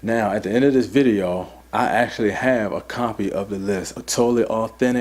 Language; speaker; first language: English; native; English